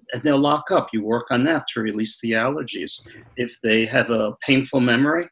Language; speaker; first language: English; native; English